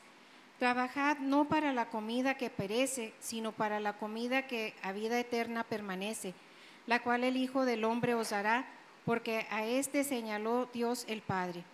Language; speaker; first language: Spanish; native; Spanish